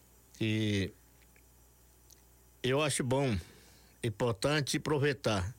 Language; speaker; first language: Portuguese; non-native, local second language; Yanomámi